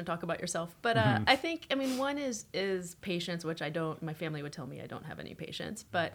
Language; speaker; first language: English; native; English